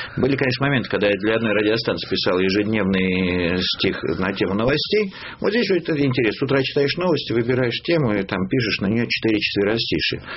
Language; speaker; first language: Russian; native; Russian